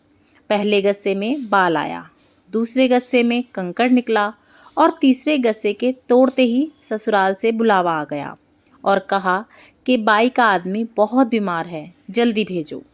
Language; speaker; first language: Hindi; native; Hindi